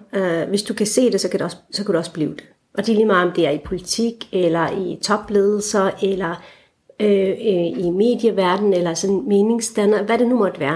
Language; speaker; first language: Danish; early bilingual, other home language; Turkish